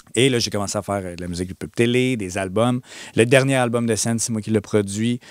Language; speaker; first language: French; native; French